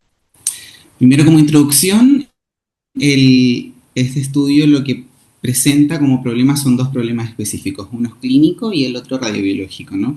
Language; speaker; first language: Spanish; native; Spanish